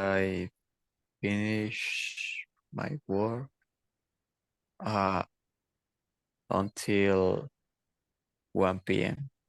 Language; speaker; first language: English; non-native, learner; Spanish